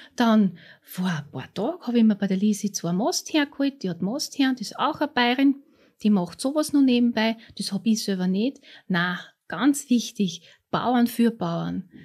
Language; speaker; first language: German; native; German